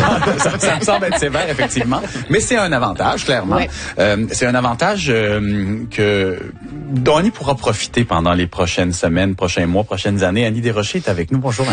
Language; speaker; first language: French; native; French